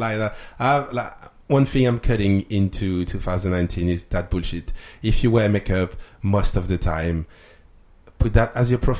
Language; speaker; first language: English; non-native, fluent; French